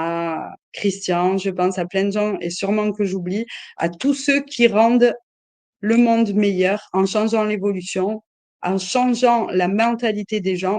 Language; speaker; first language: French; native; French